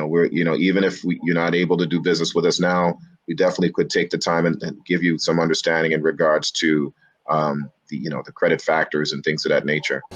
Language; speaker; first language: English; native; English